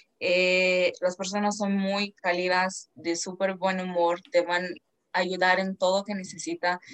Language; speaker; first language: Spanish; non-native, fluent; Portuguese